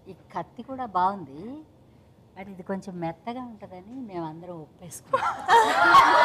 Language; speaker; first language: Telugu; native; Telugu